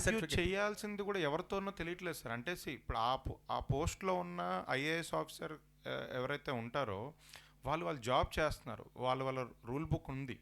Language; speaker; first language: Telugu; native; Telugu